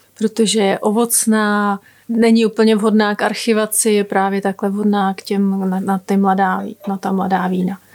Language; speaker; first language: Czech; native; Czech